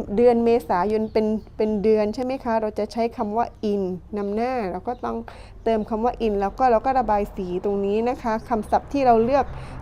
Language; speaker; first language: Thai; non-native, local second language; Pattani Malay